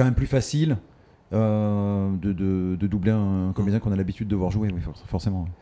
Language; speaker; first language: French; native; French